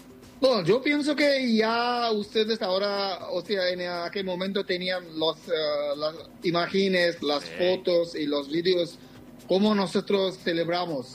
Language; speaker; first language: Spanish; non-native, fluent; Bangla